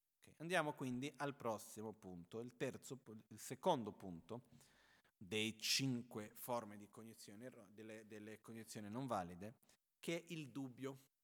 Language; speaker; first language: Italian; non-native, fluent; Portuguese